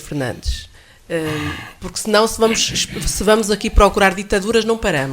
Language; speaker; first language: Portuguese; native; Portuguese